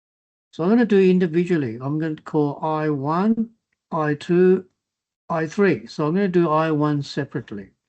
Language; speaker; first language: English; non-native, fluent; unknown